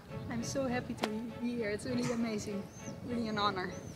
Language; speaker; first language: English; non-native, fluent; Dutch